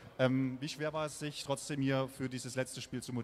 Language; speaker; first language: German; native; German